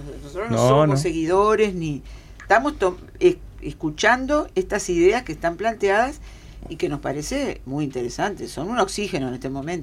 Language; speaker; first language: Spanish; native; Spanish